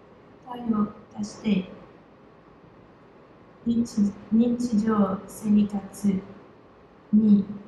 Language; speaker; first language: Japanese; non-native, learner; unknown